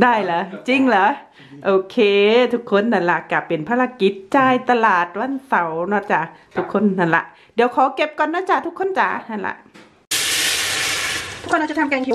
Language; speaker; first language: Thai; native; Thai